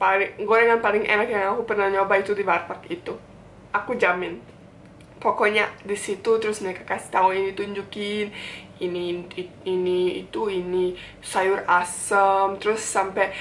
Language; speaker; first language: Indonesian; non-native, fluent; Bosnian